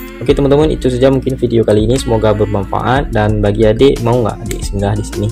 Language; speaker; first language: Indonesian; native; Indonesian